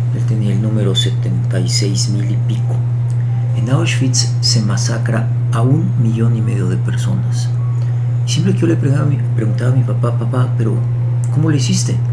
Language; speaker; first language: Spanish; early bilingual, other home language; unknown